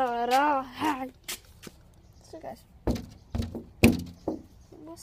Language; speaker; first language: English; native; English